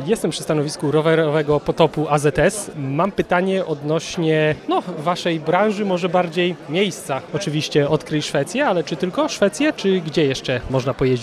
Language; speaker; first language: Polish; native; Polish